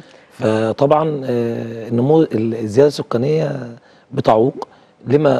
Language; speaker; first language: Arabic; native; Arabic